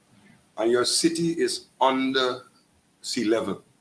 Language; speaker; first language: English; native; English